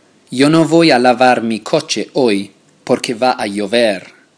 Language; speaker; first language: Spanish; non-native, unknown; English